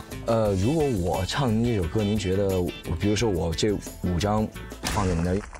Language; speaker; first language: Chinese; native; Chinese